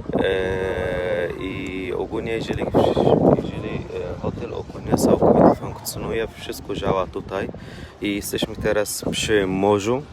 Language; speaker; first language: Polish; non-native, learner; Arabic